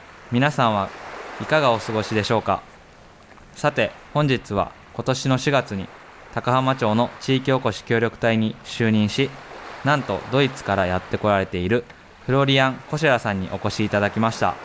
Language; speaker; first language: Japanese; native; Japanese